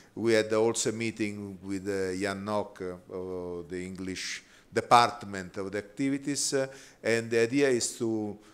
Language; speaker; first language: English; non-native, fluent; Italian